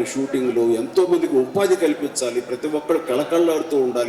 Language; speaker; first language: Telugu; native; Telugu